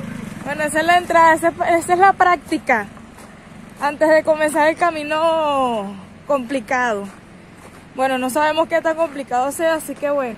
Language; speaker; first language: Spanish; native; Spanish